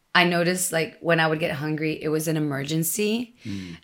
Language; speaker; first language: English; early bilingual, other home language; Spanish